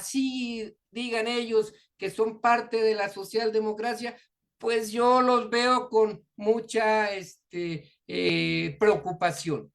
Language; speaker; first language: Spanish; native; Spanish